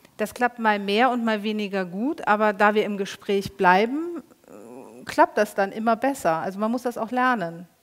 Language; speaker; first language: German; native; German